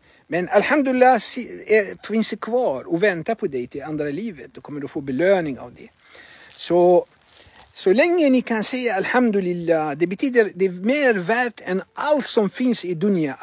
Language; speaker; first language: Swedish; non-native, fluent; Arabic